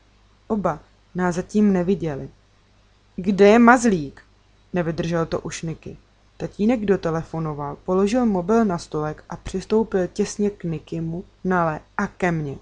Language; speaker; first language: Czech; native; Czech